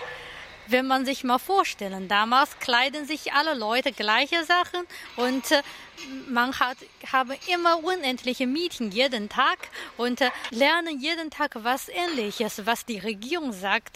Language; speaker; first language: German; non-native, learner; Chinese